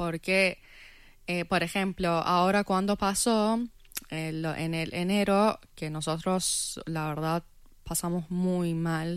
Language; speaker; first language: Spanish; non-native, fluent; Persian